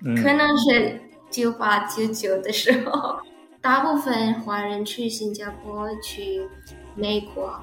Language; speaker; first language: Chinese; early bilingual, heritage; Indonesian